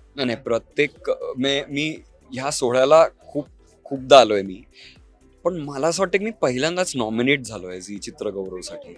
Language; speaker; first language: Marathi; non-native, local second language; Malayalam